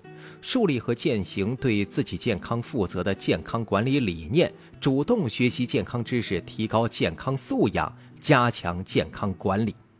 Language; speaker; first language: Chinese; native; Chinese